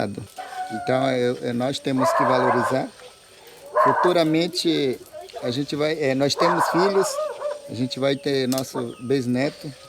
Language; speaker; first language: Portuguese; non-native, local second language; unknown